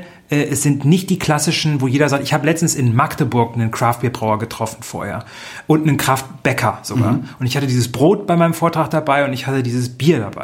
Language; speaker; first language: German; native; German